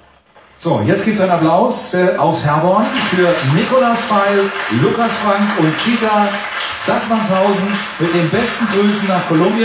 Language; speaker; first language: German; native; German